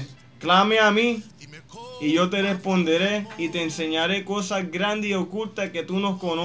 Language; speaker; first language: Spanish; native; Spanish